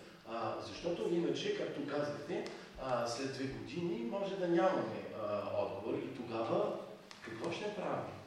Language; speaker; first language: Bulgarian; non-native, fluent; French